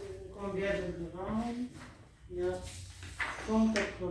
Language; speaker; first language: French; non-native, local second language; Arabic